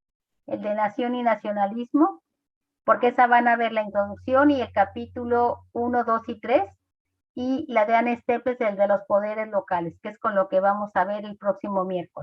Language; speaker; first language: Spanish; native; Spanish